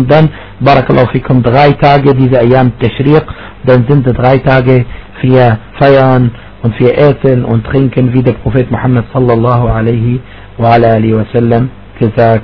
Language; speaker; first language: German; non-native, fluent; Arabic